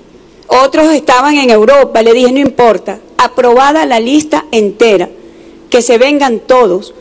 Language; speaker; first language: Spanish; native; Spanish